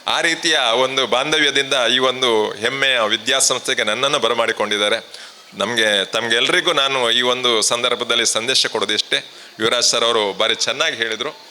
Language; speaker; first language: Kannada; non-native, local second language; Tulu